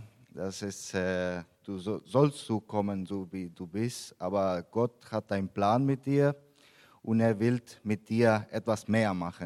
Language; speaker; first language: German; non-native, fluent; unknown